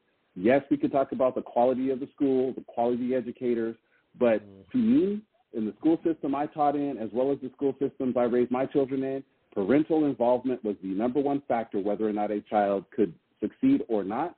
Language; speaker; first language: English; native; English